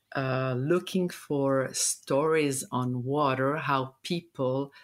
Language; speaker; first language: English; non-native, fluent; Italian